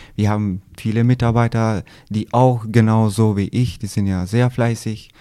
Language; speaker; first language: German; non-native, learner; Albanian